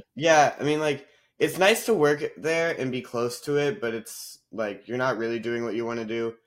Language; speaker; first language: English; native; English